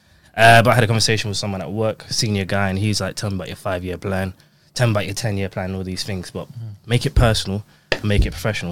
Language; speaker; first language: English; native; English